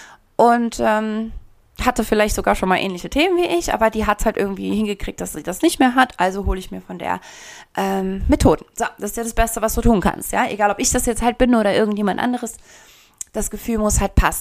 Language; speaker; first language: German; native; German